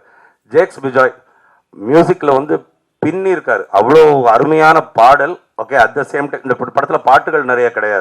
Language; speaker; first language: Tamil; native; Tamil